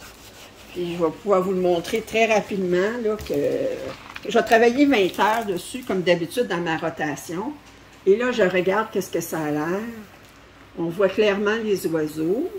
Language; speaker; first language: French; native; French